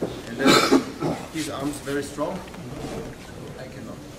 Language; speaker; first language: English; non-native, learner; German